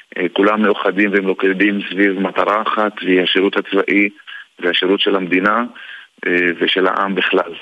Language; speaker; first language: Hebrew; non-native, local second language; Arabic